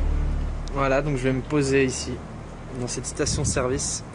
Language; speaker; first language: French; native; French